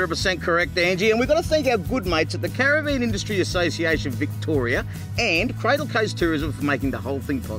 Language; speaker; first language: English; native; English